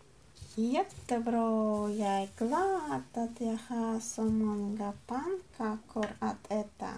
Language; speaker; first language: Swedish; non-native, learner; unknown